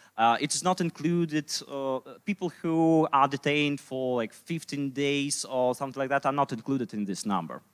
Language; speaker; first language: English; non-native, fluent; Russian